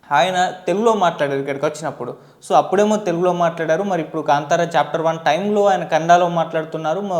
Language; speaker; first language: Telugu; native; Telugu